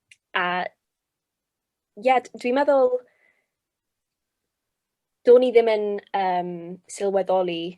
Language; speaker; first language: Welsh; non-native, local second language; English